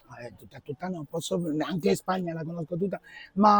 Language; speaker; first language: Italian; non-native, fluent; Spanish